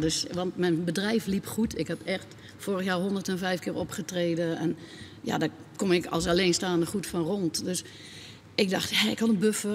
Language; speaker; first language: Dutch; native; Dutch